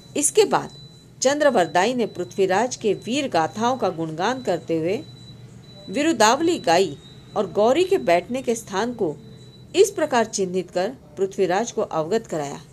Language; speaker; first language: Hindi; non-native, local second language; Marathi